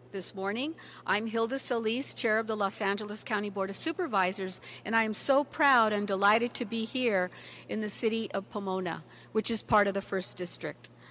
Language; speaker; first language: English; early bilingual, other home language; Spanish